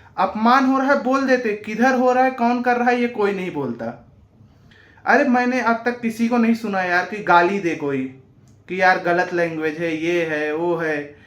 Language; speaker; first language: Hindi; native; Hindi